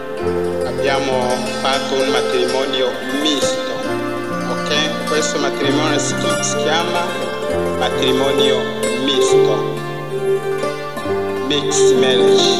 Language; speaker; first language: Italian; non-native, fluent; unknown